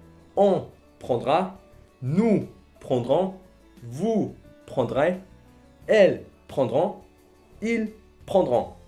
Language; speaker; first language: French; non-native, fluent; Spanish